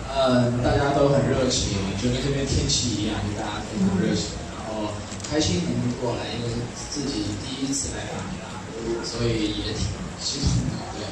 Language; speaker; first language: Chinese; native; Chinese